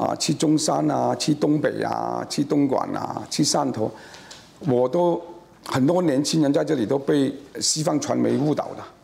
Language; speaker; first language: Chinese; native; Chinese